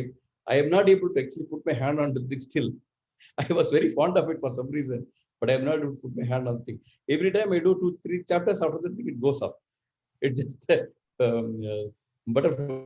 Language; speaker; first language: English; non-native, local second language; Tamil